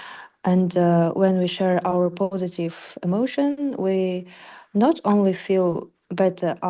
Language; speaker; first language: English; non-native, learner; Russian